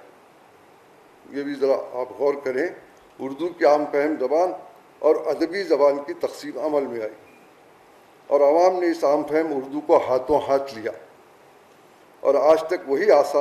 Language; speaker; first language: Urdu; native; Urdu